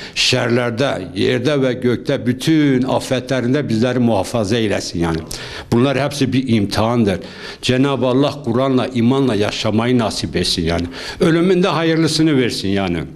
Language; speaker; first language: Turkish; native; Turkish